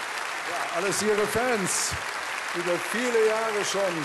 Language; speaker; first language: German; native; German